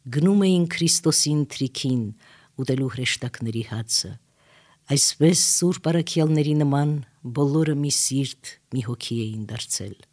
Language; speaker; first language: Armenian; native; Armenian